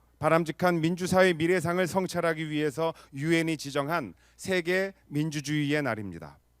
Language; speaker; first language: Korean; native; Korean